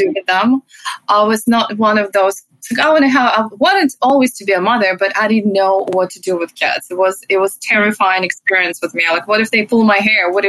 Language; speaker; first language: English; non-native, fluent; Russian